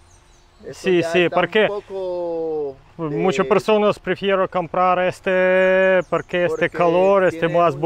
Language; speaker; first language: Spanish; non-native, learner; Russian